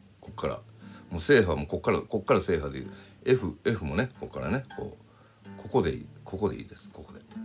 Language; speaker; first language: Japanese; native; Japanese